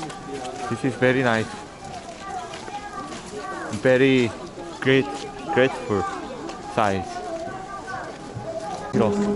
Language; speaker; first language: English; non-native, learner; Korean